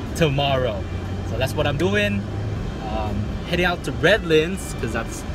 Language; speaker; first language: English; native; English